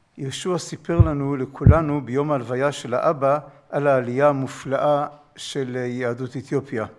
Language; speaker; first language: Hebrew; native; Hebrew